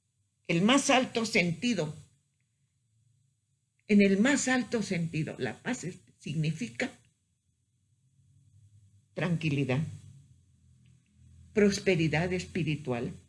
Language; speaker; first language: Spanish; native; Spanish